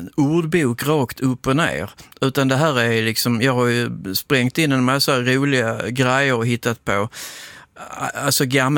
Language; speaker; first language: Swedish; native; Swedish